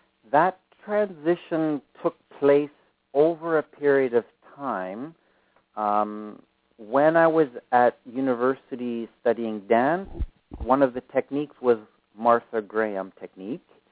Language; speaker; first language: English; native; English